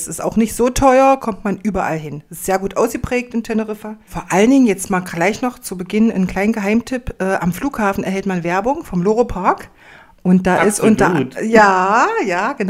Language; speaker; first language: German; native; German